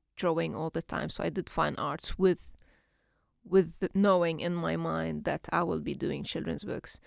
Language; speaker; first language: English; non-native, fluent; Arabic